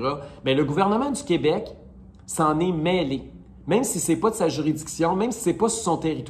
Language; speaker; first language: French; native; French